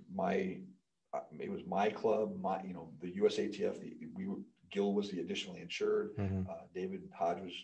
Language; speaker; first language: English; native; English